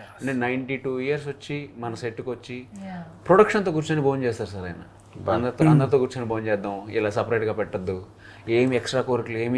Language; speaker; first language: Telugu; native; Telugu